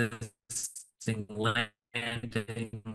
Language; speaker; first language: English; native; English